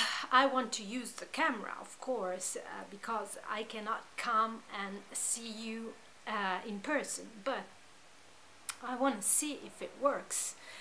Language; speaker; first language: English; non-native, fluent; Italian